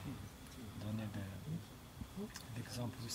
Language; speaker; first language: French; non-native, local second language; Arabic